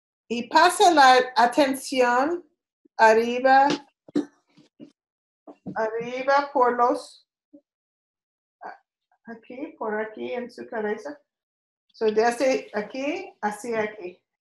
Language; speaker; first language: Spanish; non-native, learner; English